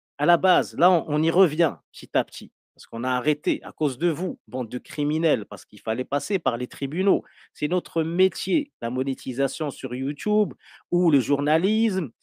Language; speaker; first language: French; non-native, local second language; Arabic